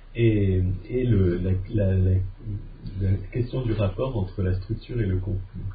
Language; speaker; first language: French; native; French